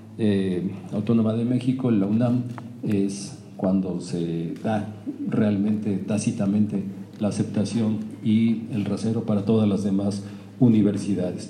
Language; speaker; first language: Spanish; native; Spanish